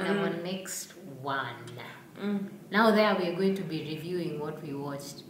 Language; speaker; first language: English; non-native, local second language; Swahili